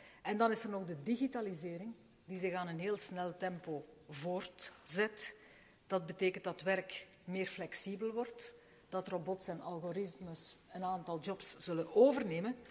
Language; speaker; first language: Dutch; native; Dutch